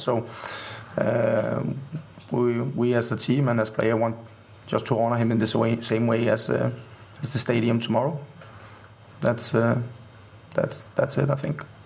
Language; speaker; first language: English; non-native, fluent; Danish